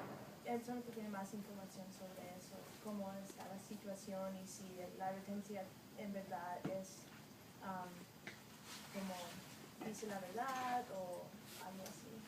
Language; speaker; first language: Spanish; non-native, learner; English